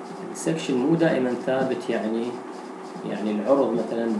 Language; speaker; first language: Arabic; native; Arabic